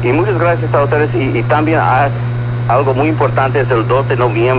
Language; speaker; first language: Spanish; early bilingual, heritage; Spanish